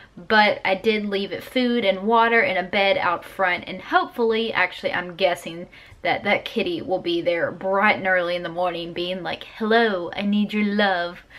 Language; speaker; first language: English; native; English